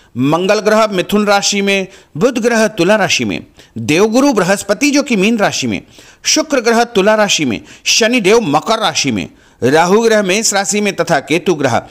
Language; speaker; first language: Hindi; native; Hindi